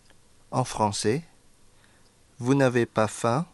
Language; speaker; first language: French; non-native, fluent; Indonesian